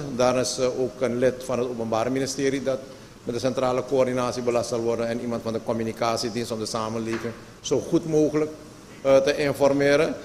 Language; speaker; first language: Dutch; native; Dutch